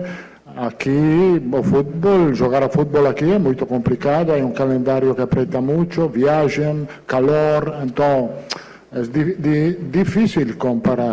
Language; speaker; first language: Portuguese; non-native, fluent; Italian